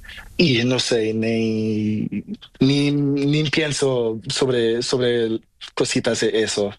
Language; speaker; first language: Spanish; non-native, learner; Portuguese